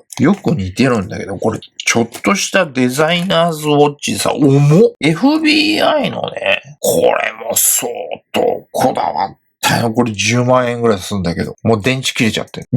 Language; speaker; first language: Japanese; native; Japanese